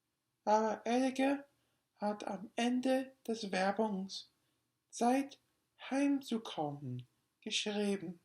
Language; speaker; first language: German; non-native, learner; English